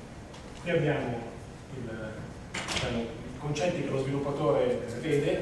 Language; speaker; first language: Italian; native; Italian